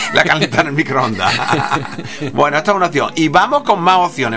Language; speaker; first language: Spanish; native; Spanish